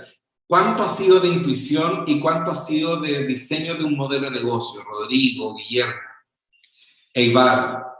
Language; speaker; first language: Spanish; native; Spanish